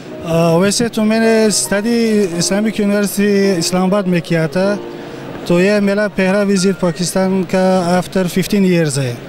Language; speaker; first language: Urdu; non-native, fluent; Tajik